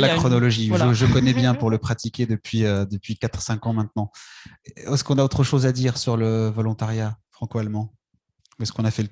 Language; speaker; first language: French; native; French